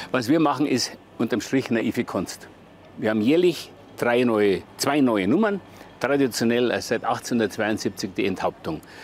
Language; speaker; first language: German; native; German